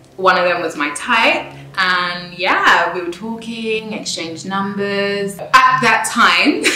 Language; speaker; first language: English; native; English